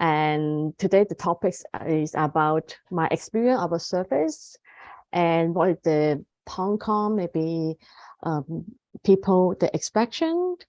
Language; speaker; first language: English; non-native, fluent; Cantonese